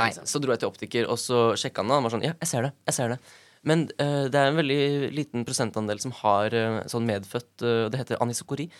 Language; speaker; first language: Norwegian; native; Norwegian